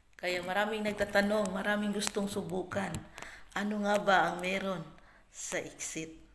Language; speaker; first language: Filipino; non-native, local second language; Cebuano